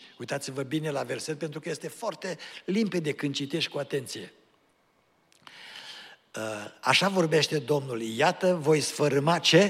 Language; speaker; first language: Romanian; native; Romanian